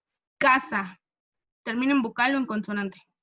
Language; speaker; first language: Spanish; non-native, fluent; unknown